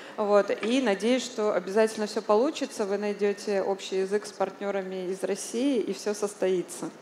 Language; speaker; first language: Russian; native; Russian